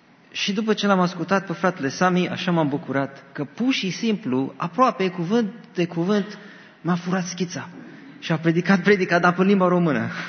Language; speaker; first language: Romanian; native; Romanian